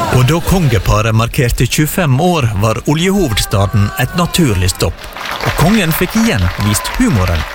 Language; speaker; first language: Norwegian; native; Norwegian